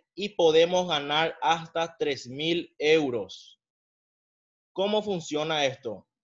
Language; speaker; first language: Spanish; native; Spanish